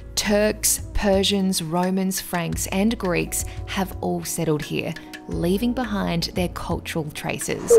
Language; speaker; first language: English; native; English